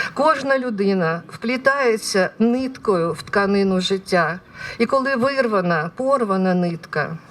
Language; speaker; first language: Ukrainian; native; Ukrainian